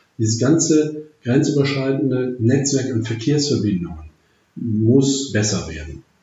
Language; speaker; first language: German; native; German